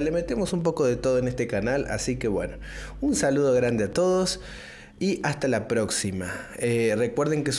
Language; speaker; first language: Spanish; native; Spanish